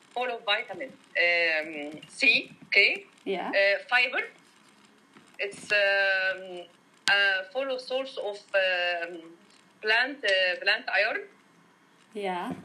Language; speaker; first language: English; non-native, learner; Arabic